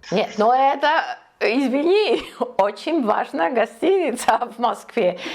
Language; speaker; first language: Russian; non-native, fluent; Spanish